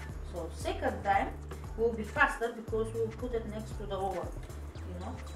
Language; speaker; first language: English; non-native, fluent; Bulgarian